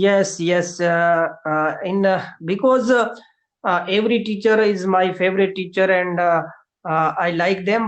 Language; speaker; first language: English; non-native, learner; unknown